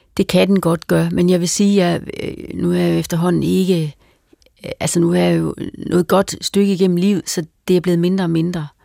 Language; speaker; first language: Danish; native; Danish